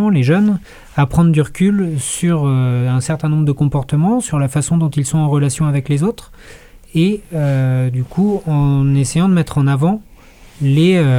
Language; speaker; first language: French; native; French